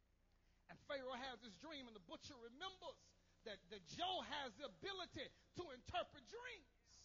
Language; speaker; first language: English; native; English